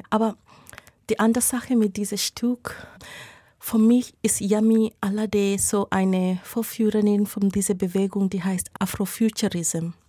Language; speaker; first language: German; non-native, fluent; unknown